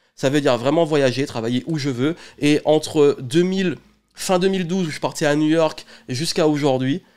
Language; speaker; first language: French; native; French